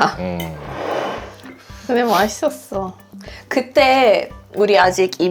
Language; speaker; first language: Korean; non-native, fluent; Swedish